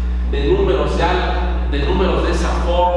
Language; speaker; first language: Spanish; native; Spanish